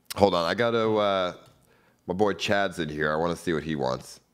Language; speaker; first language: English; native; English